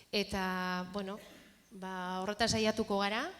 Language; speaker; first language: Basque; native; Basque